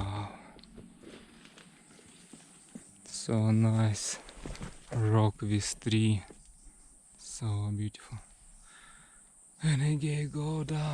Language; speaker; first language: English; non-native, learner; Russian